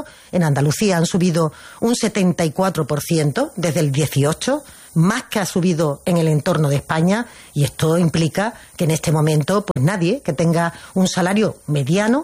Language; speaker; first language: Spanish; native; Spanish